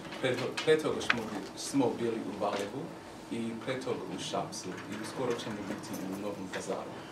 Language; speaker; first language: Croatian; non-native, learner; English